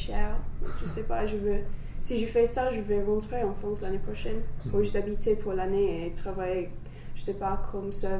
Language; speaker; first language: French; non-native, learner; English